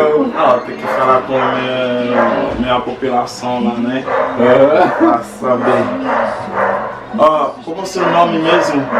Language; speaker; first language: Portuguese; non-native, learner; Haitian Creole